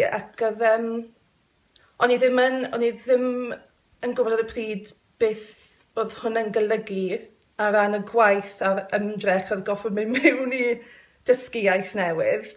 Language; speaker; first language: Welsh; non-native, local second language; English